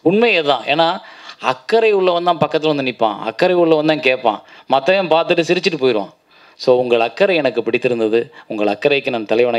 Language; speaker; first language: Tamil; native; Tamil